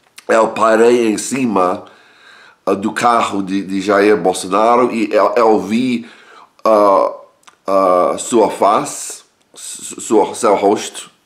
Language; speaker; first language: Portuguese; non-native, learner; English